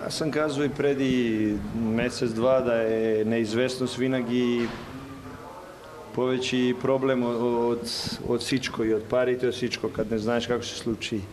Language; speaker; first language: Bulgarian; non-native, learner; Serbian